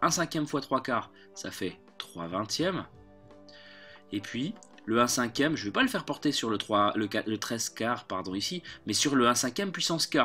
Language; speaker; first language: French; native; French